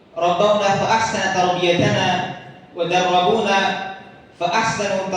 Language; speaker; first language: Arabic; non-native, fluent; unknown